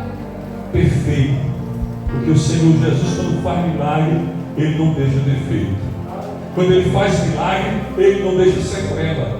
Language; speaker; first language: Portuguese; native; Portuguese